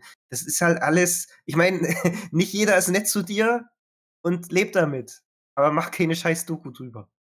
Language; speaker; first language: German; native; German